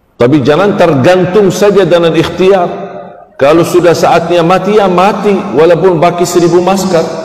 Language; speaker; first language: Malay; non-native, fluent; Arabic